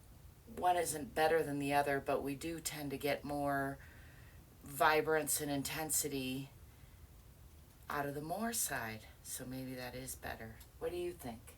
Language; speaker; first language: English; native; English